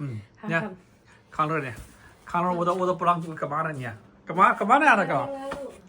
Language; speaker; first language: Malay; non-native, fluent; Chinese